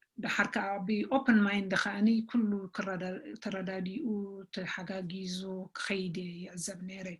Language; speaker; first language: Tigrinya; native; Tigrinya